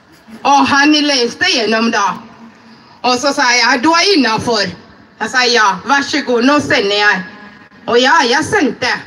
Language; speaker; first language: Norwegian; non-native, fluent; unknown